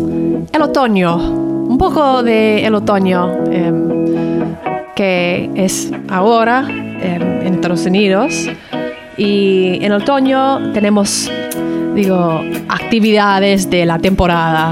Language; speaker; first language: Spanish; non-native, learner; English